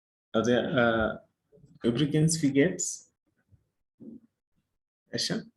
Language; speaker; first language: German; non-native, fluent; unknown